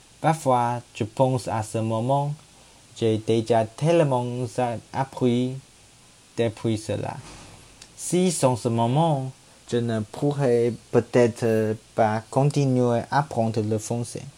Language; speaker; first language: French; non-native, learner; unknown